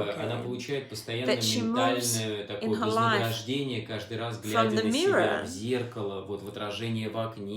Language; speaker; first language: Russian; native; Russian